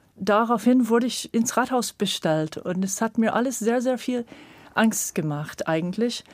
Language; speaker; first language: German; non-native, fluent; English